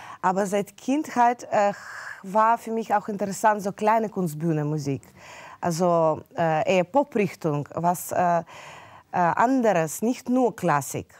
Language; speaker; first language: German; non-native, fluent; Russian